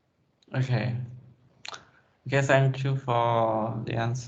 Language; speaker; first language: English; non-native, fluent; Khmer